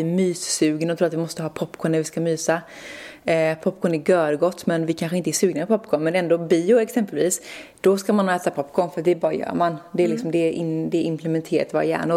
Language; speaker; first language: Swedish; native; Swedish